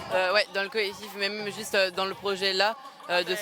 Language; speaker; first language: French; native; French